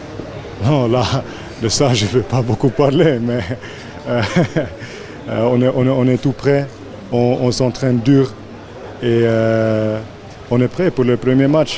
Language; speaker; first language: French; non-native, fluent; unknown